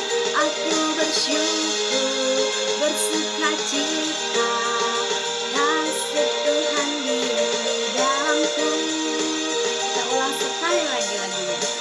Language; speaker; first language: Indonesian; native; Indonesian